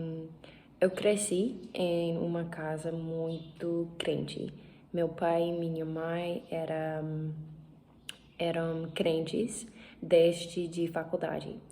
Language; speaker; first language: Portuguese; non-native, learner; English